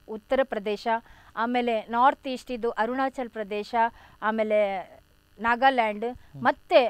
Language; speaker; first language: Kannada; non-native, local second language; Tulu